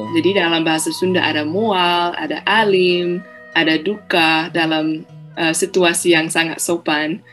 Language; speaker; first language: Indonesian; non-native, fluent; English